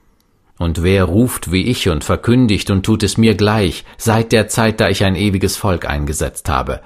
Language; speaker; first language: German; native; German